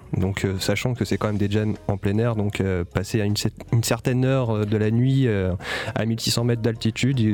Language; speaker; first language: French; native; French